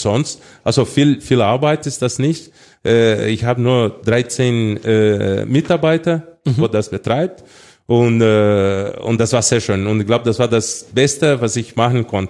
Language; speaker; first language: German; non-native, fluent; Portuguese